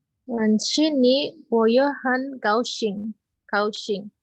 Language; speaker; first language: Chinese; non-native, learner; Indonesian